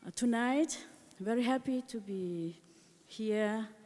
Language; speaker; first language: English; non-native, learner; Thai